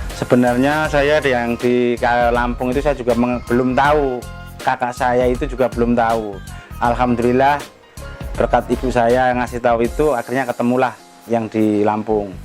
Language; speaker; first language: Indonesian; non-native, local second language; Javanese